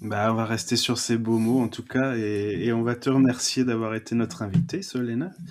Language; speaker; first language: French; native; French